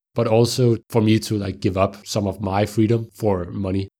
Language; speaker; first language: English; non-native, fluent; Danish